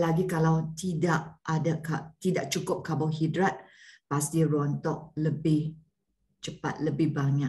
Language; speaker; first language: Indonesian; non-native, learner; Malay